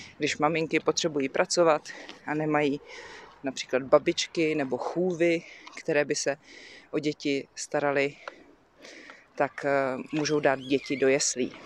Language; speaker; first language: Czech; native; Czech